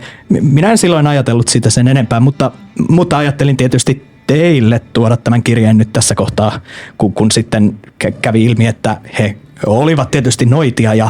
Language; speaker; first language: Finnish; native; Finnish